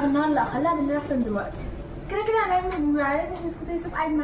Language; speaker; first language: Arabic; native; Arabic